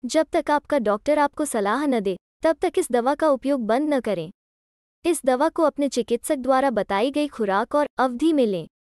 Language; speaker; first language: Hindi; native; Hindi